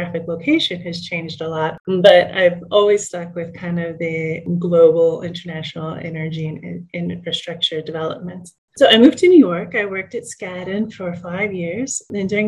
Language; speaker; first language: English; native; English